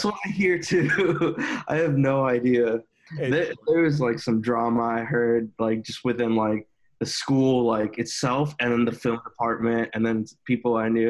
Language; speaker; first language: English; native; English